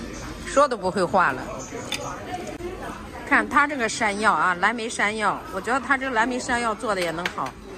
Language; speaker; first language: Chinese; native; Chinese